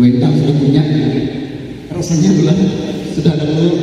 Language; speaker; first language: Indonesian; non-native, local second language; Banjar